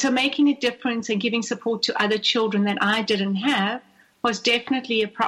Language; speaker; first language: English; native; English